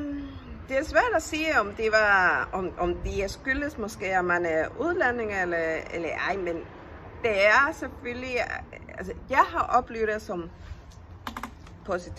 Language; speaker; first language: Danish; non-native, fluent; Spanish